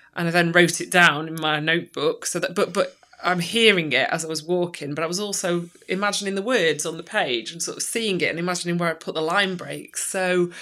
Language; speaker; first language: English; native; English